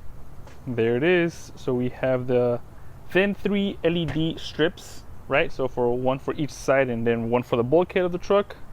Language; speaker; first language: English; native; English